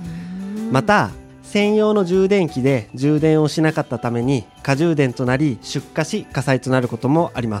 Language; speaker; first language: Japanese; native; Japanese